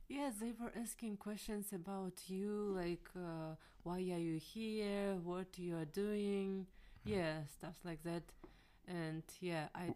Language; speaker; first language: English; non-native, fluent; Kyrgyz